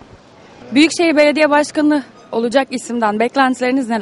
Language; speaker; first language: Turkish; native; Turkish